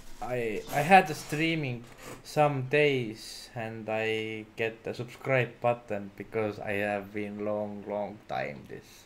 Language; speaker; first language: English; non-native, learner; Estonian